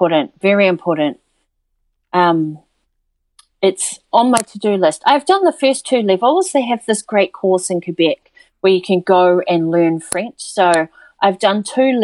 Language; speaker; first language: English; native; English